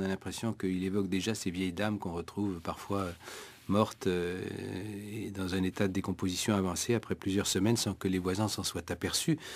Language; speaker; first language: French; native; French